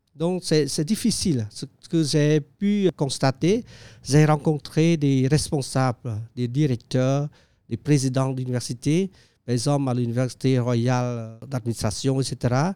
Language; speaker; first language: French; non-native, fluent; Khmer